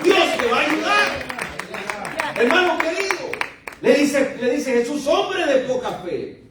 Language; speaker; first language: Spanish; native; Spanish